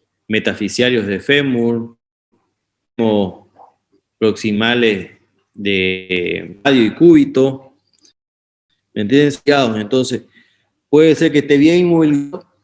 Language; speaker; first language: Spanish; native; Spanish